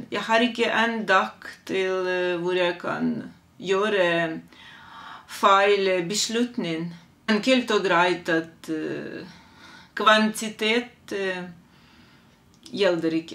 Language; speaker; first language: Norwegian; non-native, fluent; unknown